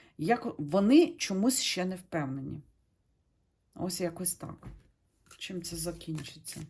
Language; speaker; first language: Ukrainian; native; Ukrainian